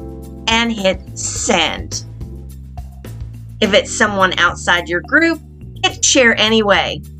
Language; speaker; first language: English; native; English